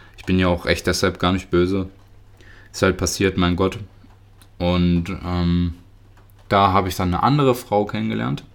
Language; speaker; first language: German; early bilingual, other home language; Russian